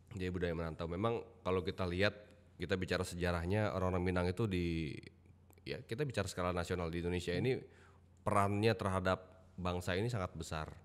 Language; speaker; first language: Indonesian; native; Indonesian